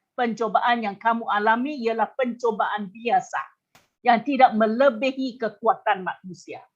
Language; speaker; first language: Malay; non-native, local second language; Chinese